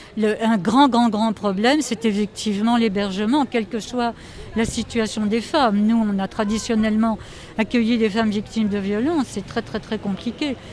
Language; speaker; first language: French; native; French